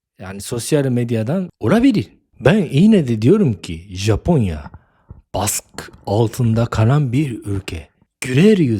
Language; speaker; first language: Turkish; non-native, fluent; Japanese